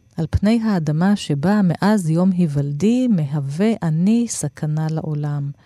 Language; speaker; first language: Hebrew; native; Hebrew